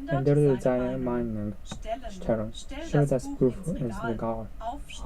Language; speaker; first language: German; non-native, learner; Japanese